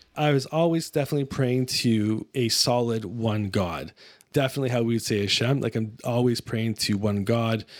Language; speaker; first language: English; native; English